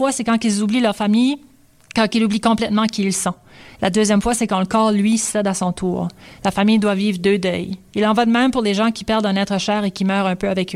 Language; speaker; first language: French; native; French